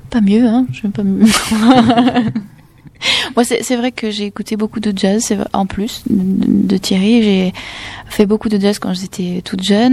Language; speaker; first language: French; native; French